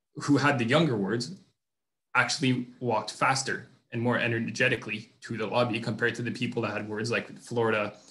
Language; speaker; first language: English; non-native, fluent; French